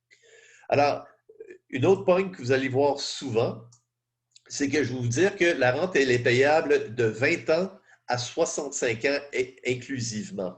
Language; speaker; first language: French; native; French